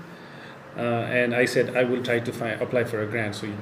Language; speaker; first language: English; non-native, local second language; Nepali